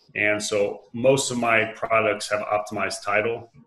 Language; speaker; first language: English; native; English